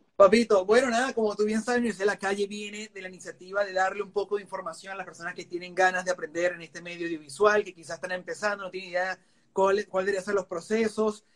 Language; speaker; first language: Spanish; native; Spanish